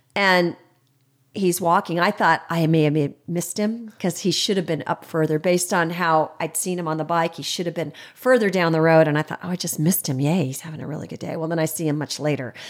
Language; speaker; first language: English; native; English